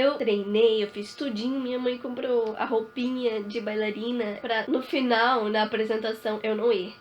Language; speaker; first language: Portuguese; early bilingual, other home language; Spanish